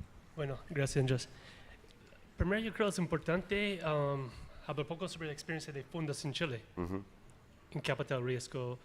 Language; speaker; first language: Spanish; non-native, fluent; English